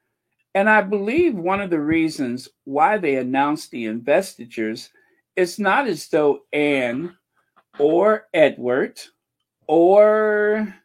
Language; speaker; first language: English; native; English